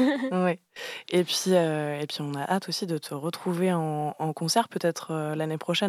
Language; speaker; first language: French; native; French